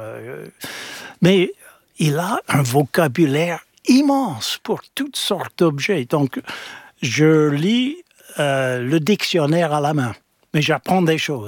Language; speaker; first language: French; non-native, fluent; English